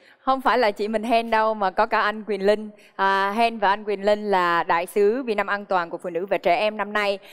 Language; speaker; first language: Vietnamese; non-native, local second language; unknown